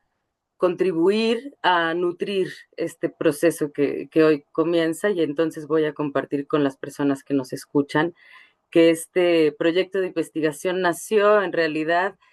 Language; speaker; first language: Spanish; native; Spanish